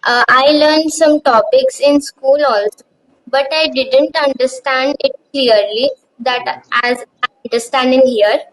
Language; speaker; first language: English; non-native, learner; Marathi